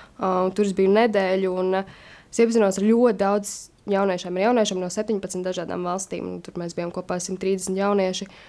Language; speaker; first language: Latvian; native; Latvian